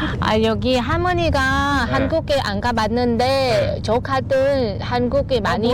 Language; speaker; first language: Korean; non-native, learner; Vietnamese